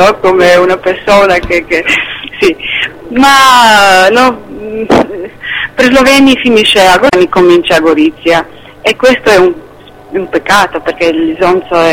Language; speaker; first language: Italian; non-native, fluent; Slovenian